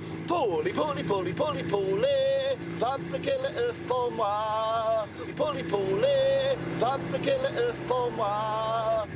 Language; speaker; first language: French; non-native, learner; English